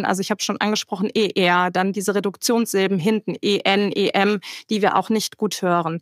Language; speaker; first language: German; native; German